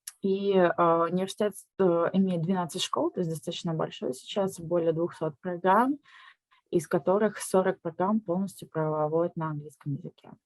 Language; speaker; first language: Russian; native; Russian